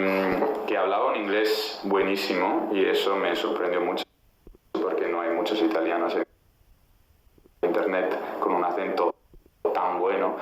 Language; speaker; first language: Spanish; non-native, fluent; Italian